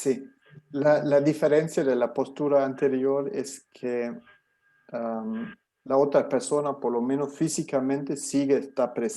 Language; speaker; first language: Spanish; non-native, fluent; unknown